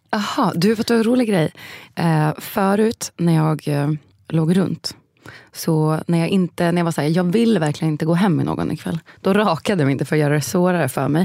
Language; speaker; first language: Swedish; native; Swedish